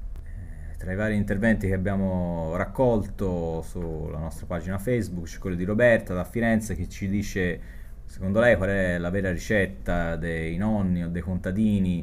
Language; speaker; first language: Italian; native; Italian